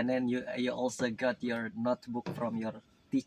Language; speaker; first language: English; non-native, learner; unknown